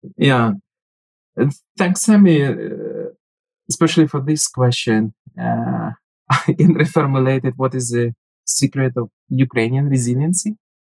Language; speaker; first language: English; non-native, fluent; Ukrainian